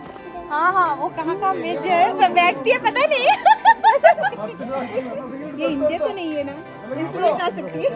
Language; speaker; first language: Hindi; non-native, local second language; Malayalam